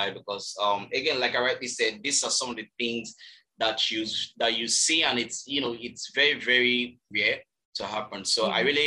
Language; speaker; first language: English; non-native, local second language; Yoruba